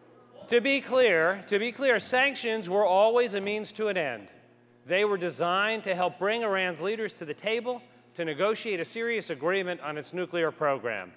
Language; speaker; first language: English; native; English